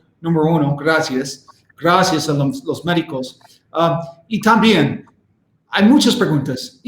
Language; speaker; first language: Spanish; non-native, learner; English